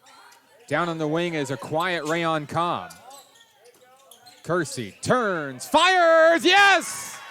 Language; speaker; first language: English; native; English